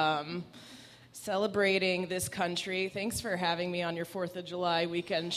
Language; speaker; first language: English; non-native, fluent; Persian